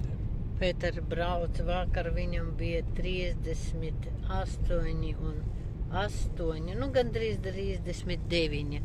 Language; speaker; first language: Latvian; non-native, local second language; Russian